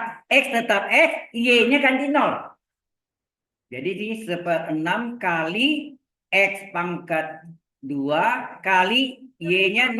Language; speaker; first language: Indonesian; native; Indonesian